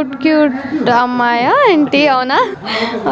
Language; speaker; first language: Telugu; non-native, learner; Kannada